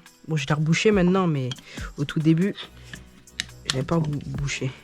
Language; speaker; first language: French; native; French